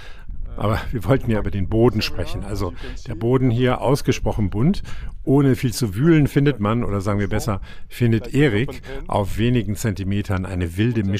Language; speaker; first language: German; native; German